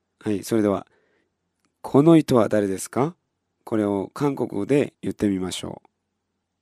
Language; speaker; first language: Japanese; non-native, fluent; Korean